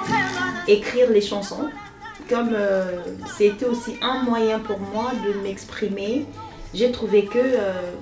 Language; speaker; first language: French; non-native, local second language; Lingala